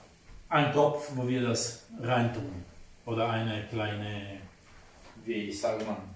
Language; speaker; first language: German; non-native, fluent; Italian